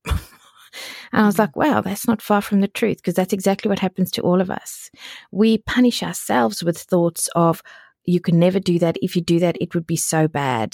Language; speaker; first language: English; native; English